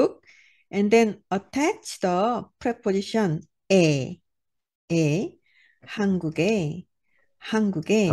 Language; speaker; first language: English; non-native, learner; Korean